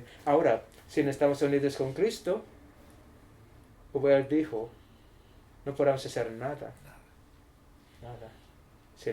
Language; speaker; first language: Spanish; non-native, learner; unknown